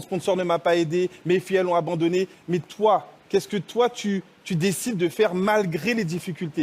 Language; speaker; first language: French; native; French